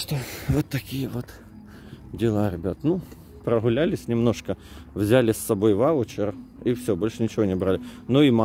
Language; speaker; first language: Russian; native; Russian